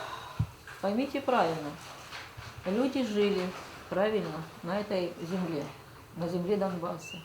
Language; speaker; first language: Russian; native; Russian